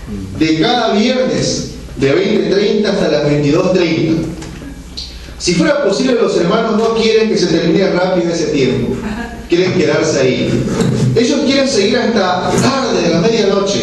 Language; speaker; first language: Spanish; non-native, fluent; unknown